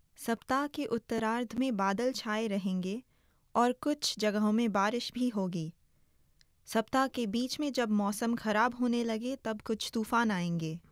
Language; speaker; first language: Hindi; native; Hindi